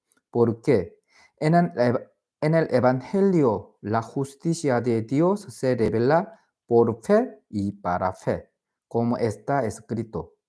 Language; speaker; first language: Spanish; non-native, fluent; Korean